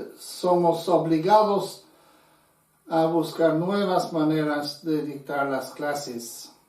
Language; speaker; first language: Spanish; non-native, fluent; English